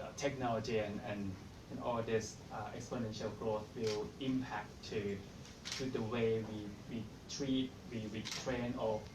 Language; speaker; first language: English; non-native, fluent; Thai